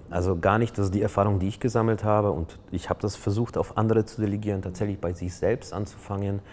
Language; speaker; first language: German; non-native, fluent; Polish